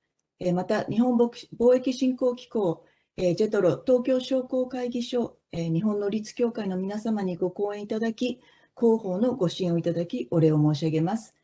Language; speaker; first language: Japanese; native; Japanese